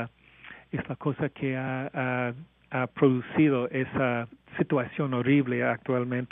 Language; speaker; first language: Spanish; non-native, fluent; English